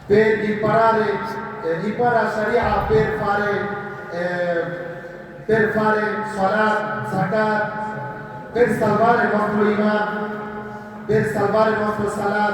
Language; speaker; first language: Italian; non-native, learner; Bangla